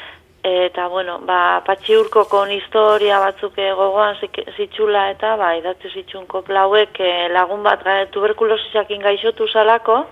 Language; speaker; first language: Basque; native; Basque